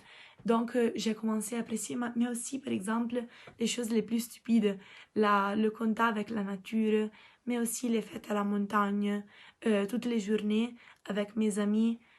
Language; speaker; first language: French; non-native, local second language; Italian